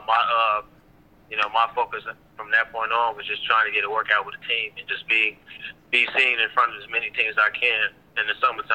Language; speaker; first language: English; native; English